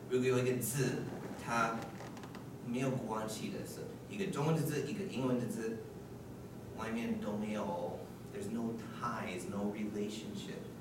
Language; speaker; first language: Chinese; non-native, learner; English